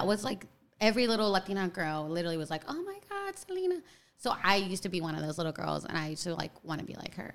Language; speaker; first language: English; native; English